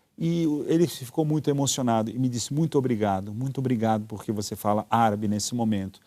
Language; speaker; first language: Portuguese; early bilingual, other home language; Italian